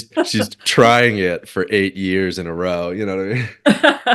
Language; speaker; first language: English; native; English